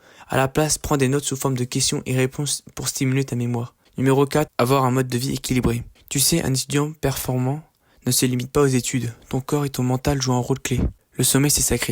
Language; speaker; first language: French; native; French